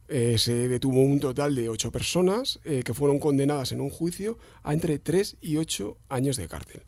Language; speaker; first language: Spanish; native; Spanish